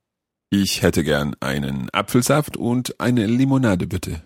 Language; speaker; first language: German; non-native, learner; English